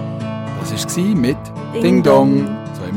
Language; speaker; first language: German; native; German